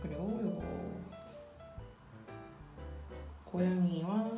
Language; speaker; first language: Korean; native; Korean